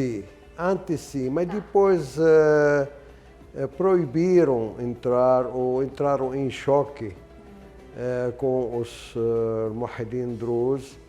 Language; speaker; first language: Portuguese; non-native, fluent; Arabic